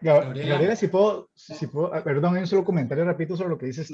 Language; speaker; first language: Spanish; native; Spanish